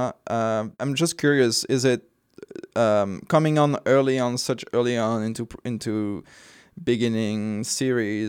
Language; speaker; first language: English; non-native, fluent; French